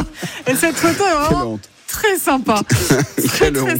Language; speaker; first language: French; native; French